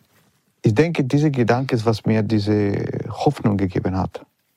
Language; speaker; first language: German; non-native, fluent; Italian